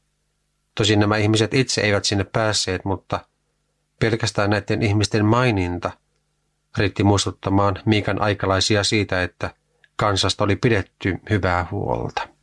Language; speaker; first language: Finnish; native; Finnish